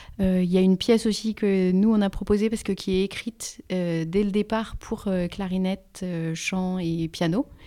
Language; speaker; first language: French; native; French